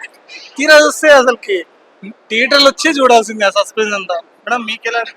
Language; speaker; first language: Telugu; native; Telugu